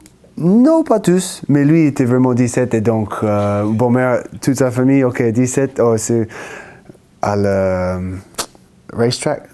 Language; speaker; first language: French; non-native, fluent; English